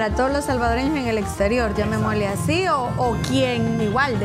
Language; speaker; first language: Spanish; native; Spanish